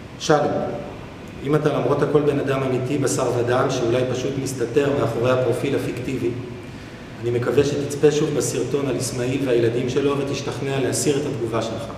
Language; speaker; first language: Hebrew; native; Hebrew